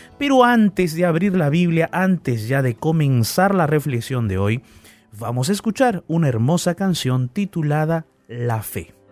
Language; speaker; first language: Spanish; native; Spanish